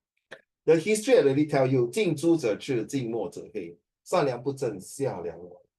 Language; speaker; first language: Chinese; native; Chinese